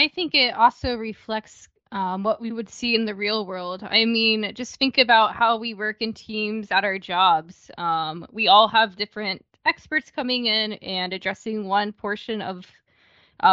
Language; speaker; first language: English; native; English